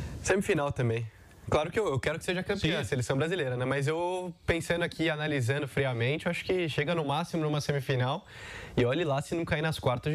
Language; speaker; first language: Portuguese; native; Portuguese